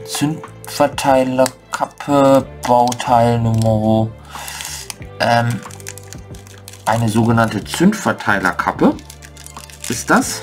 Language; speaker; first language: German; native; German